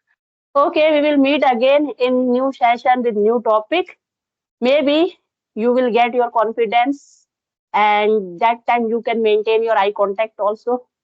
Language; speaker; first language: English; non-native, local second language; Hindi